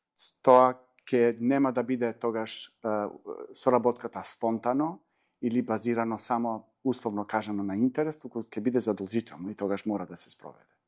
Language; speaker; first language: Macedonian; non-native, local second language; Albanian